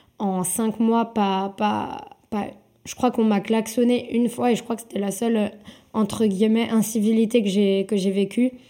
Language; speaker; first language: French; native; French